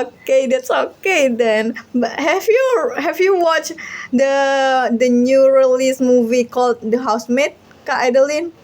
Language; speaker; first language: English; non-native, learner; Indonesian